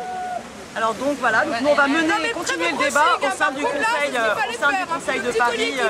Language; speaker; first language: French; native; French